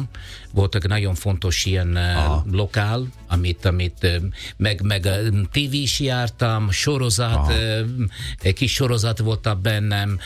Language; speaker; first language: Hungarian; non-native, learner; Italian